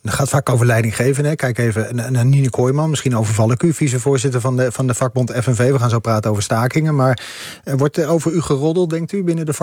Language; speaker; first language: Dutch; native; Dutch